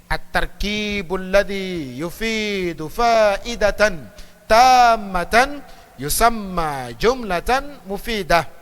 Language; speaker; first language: Arabic; non-native, fluent; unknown